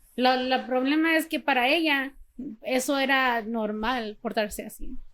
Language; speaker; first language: Spanish; early bilingual, heritage; Spanish